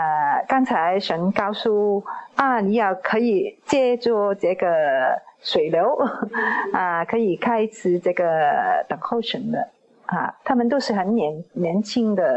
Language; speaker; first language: Chinese; non-native, local second language; Cantonese